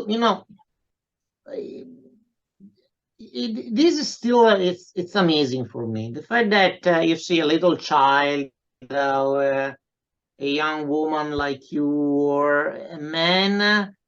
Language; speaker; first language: English; non-native, fluent; Italian